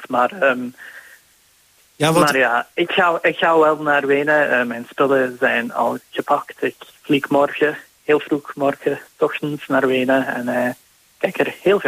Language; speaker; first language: Dutch; non-native, fluent; English